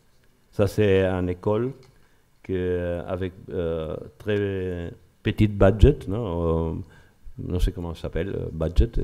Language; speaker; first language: French; non-native, learner; Spanish